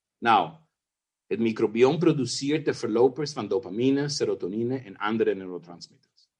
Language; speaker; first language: Dutch; non-native, fluent; Spanish